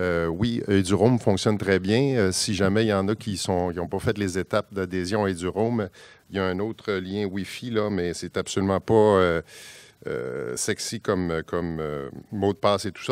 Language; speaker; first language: French; native; French